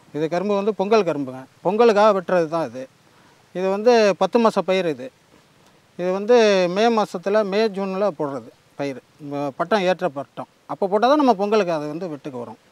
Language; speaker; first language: Tamil; native; Tamil